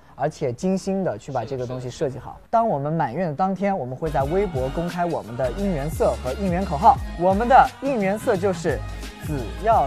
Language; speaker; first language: Chinese; native; Chinese